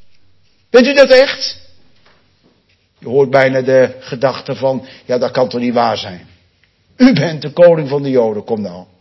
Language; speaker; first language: Dutch; native; Dutch